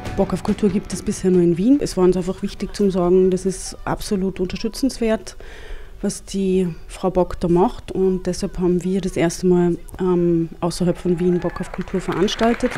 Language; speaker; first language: German; native; German